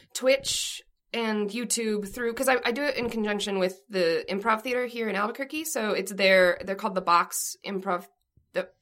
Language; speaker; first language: English; native; English